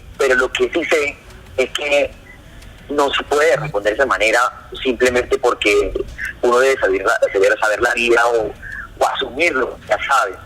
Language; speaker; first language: Spanish; native; Spanish